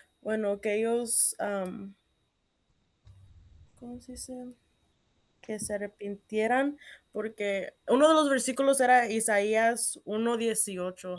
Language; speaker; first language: Spanish; early bilingual, heritage; Spanish